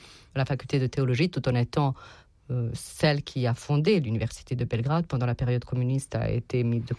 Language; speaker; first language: French; non-native, fluent; Serbian